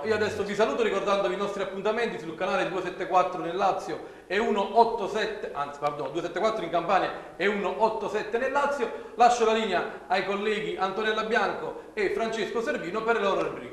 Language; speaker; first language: Italian; native; Italian